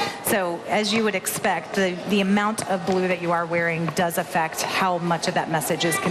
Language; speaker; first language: English; native; English